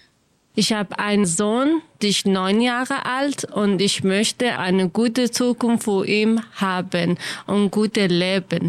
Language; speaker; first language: German; non-native, learner; Kurdish